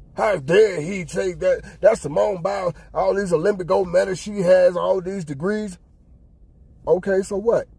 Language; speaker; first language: English; native; English